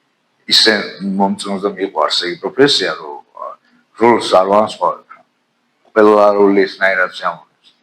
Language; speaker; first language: Georgian; native; Georgian